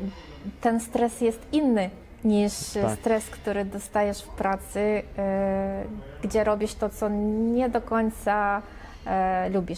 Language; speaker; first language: Polish; non-native, fluent; Russian